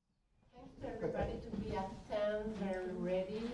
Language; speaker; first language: English; non-native, learner; French